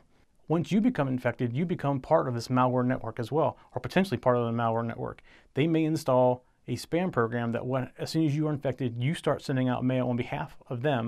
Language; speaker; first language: English; native; English